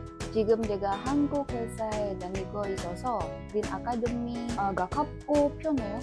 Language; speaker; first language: Korean; non-native, learner; Indonesian